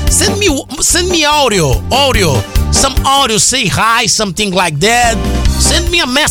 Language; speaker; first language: English; non-native, fluent; Portuguese